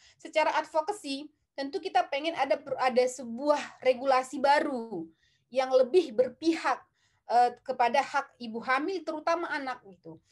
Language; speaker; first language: Indonesian; non-native, local second language; Batak Toba